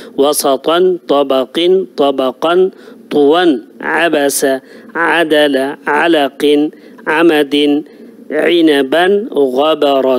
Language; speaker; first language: Arabic; non-native, fluent; Urdu